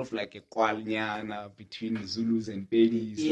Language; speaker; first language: English; non-native, local second language; Northern Sotho